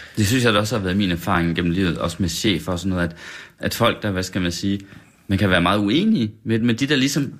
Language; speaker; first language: Danish; native; Danish